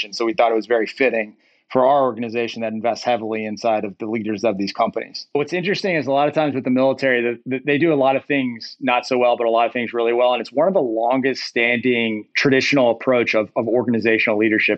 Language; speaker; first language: English; native; English